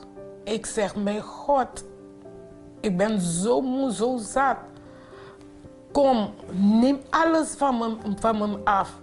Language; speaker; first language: Dutch; non-native, fluent; Papiamento